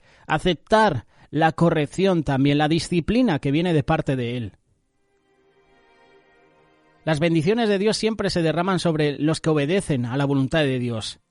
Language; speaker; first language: Spanish; native; Spanish